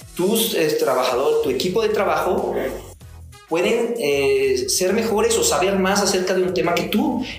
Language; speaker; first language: Spanish; native; Spanish